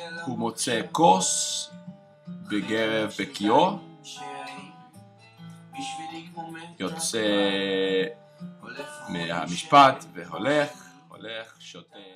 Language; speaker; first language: Hebrew; non-native, learner; English